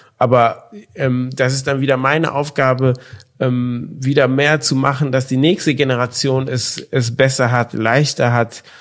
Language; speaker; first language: German; early bilingual, other home language; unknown